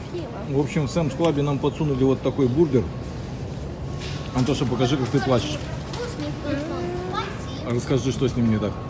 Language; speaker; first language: Russian; native; Russian